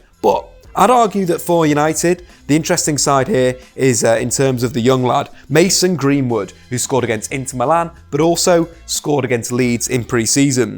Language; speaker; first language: English; native; English